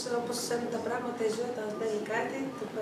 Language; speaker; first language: Greek; early bilingual, other home language; Russian